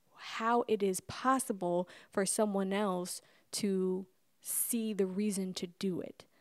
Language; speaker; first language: English; native; English